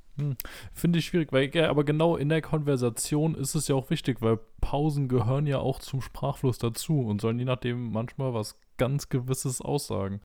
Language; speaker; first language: German; native; German